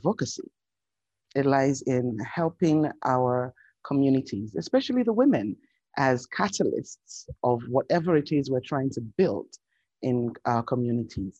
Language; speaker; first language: English; non-native, local second language; Yoruba